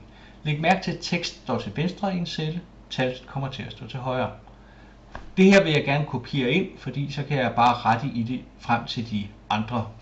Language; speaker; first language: Danish; native; Danish